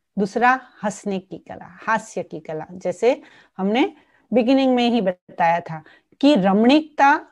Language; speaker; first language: Hindi; non-native, local second language; Gujarati